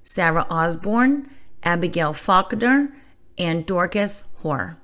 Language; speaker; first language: English; native; English